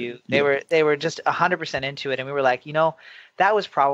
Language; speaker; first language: English; native; English